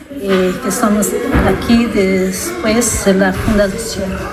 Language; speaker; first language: Spanish; non-native, learner; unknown